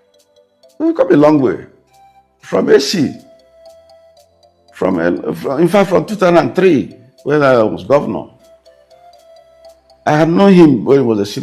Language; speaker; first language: English; non-native, local second language; Igbo